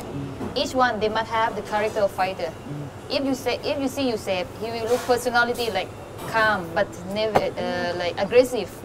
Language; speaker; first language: English; non-native, fluent; Thai